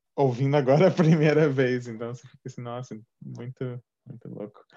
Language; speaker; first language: Portuguese; native; Portuguese